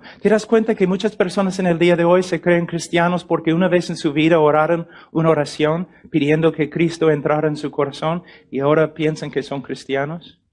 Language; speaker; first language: Spanish; non-native, fluent; English